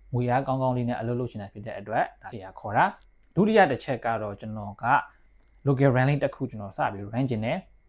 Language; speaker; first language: Burmese; native; Burmese